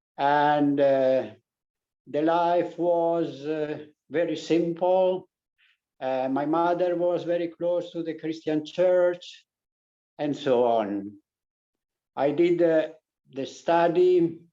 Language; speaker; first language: English; non-native, learner; Italian